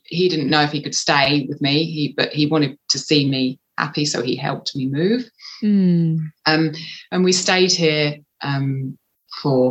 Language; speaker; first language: English; native; English